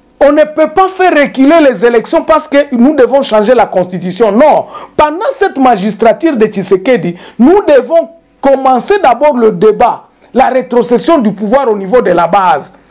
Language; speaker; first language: French; non-native, local second language; Swahili